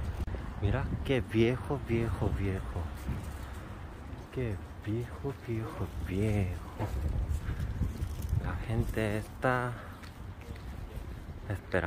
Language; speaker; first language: Spanish; non-native, fluent; Korean